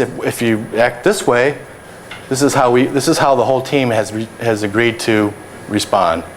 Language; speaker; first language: English; native; English